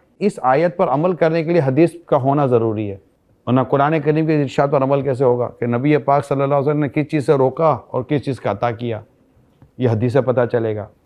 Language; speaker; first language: Urdu; native; Urdu